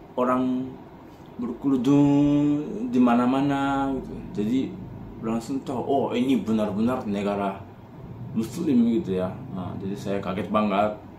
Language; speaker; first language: Indonesian; non-native, fluent; Japanese